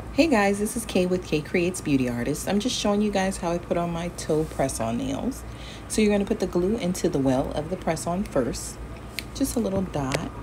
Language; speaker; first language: English; native; English